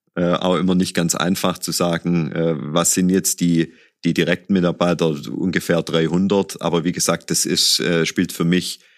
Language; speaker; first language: German; native; German